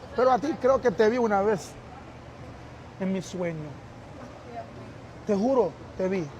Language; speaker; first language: Spanish; non-native, learner; Haitian Creole